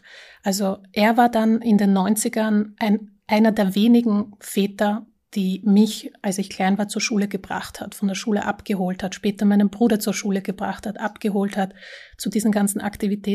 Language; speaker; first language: German; early bilingual, other home language; Slovak